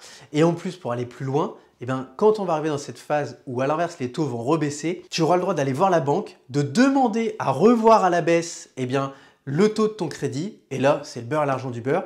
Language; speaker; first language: French; native; French